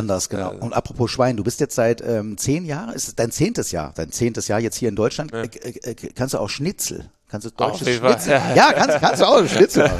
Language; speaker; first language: German; native; German